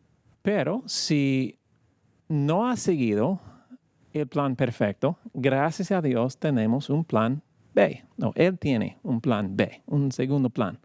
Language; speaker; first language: Spanish; non-native, fluent; English